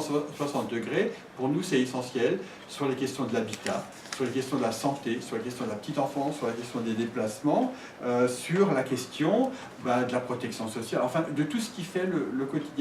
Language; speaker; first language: French; native; French